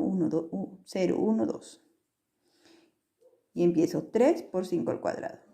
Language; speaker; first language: Spanish; native; Spanish